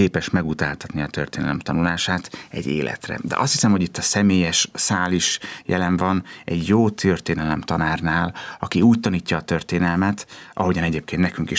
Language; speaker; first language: Hungarian; native; Hungarian